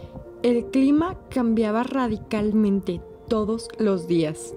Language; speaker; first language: Spanish; native; Spanish